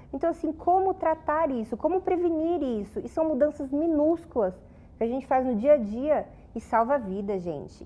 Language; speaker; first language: Portuguese; native; Portuguese